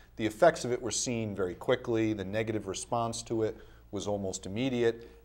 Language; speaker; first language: English; native; English